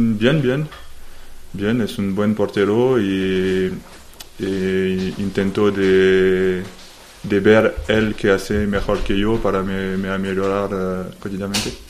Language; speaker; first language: Spanish; non-native, learner; French